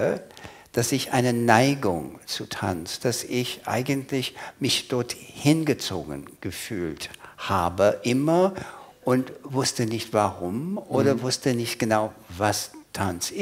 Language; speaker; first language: German; non-native, fluent; English